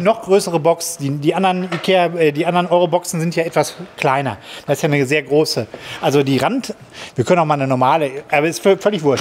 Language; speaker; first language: German; native; German